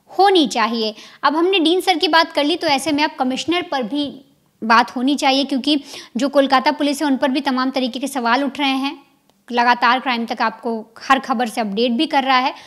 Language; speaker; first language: Hindi; native; Hindi